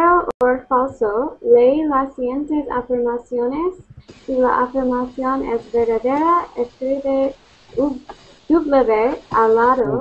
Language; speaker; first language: Spanish; non-native, learner; English